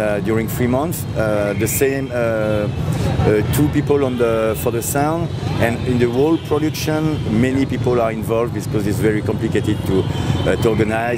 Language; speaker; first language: English; non-native, fluent; French